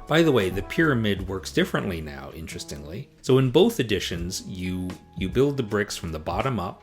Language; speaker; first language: English; native; English